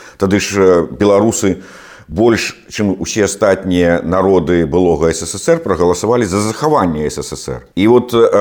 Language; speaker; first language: Belarusian; non-native, local second language; Russian